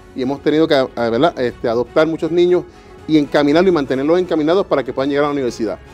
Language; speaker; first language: Spanish; native; Spanish